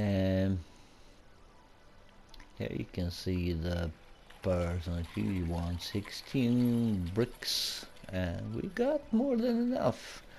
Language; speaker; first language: English; non-native, fluent; Swedish